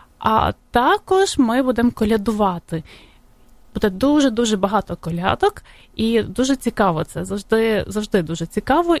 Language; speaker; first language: Ukrainian; native; Ukrainian